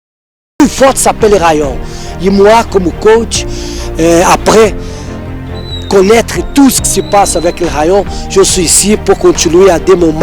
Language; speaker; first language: French; non-native, fluent; Portuguese